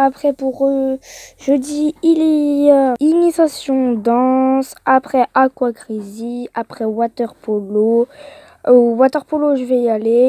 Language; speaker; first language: French; native; French